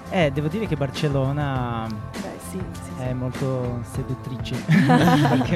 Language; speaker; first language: Italian; non-native, fluent; Portuguese